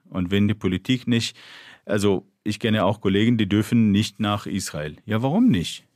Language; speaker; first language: German; non-native, fluent; Arabic